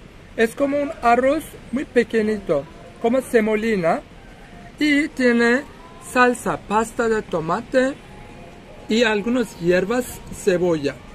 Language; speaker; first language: Spanish; non-native, fluent; Turkish